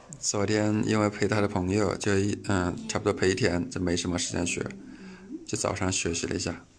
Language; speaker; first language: Chinese; native; Chinese